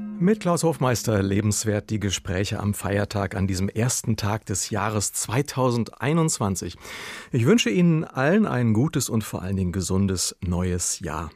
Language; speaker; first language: German; native; German